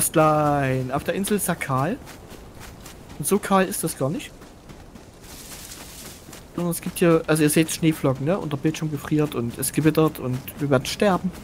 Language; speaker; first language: German; native; German